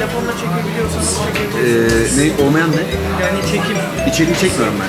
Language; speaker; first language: Turkish; native; Turkish